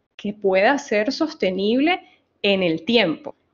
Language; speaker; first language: Spanish; native; Spanish